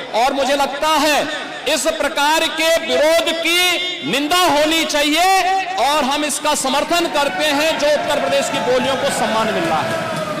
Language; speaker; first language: Hindi; native; Hindi